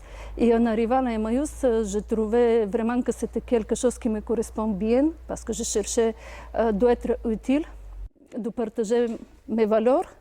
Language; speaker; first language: French; non-native, fluent; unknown